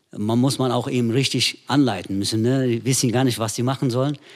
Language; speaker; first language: German; non-native, fluent; Turkish